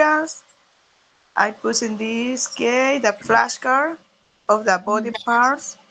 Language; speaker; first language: English; non-native, learner; Spanish